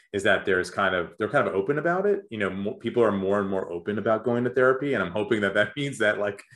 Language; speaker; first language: English; native; English